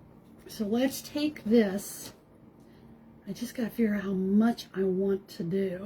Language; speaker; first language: English; native; English